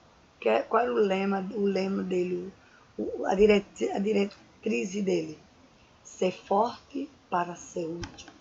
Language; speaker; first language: Portuguese; native; Portuguese